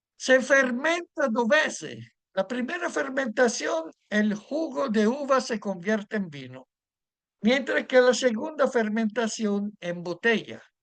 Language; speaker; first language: Spanish; non-native, fluent; Italian